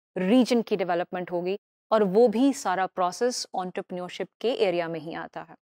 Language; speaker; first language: Urdu; native; Urdu